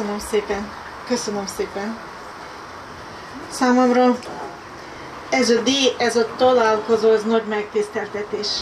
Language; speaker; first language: Hungarian; non-native, fluent; Ukrainian